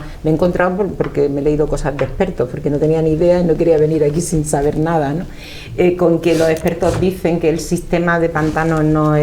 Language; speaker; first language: Spanish; native; Spanish